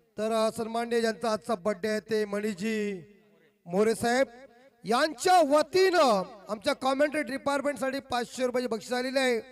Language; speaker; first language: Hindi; non-native, local second language; Marathi